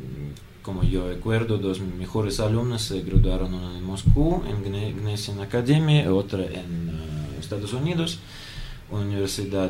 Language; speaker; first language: Spanish; non-native, learner; Russian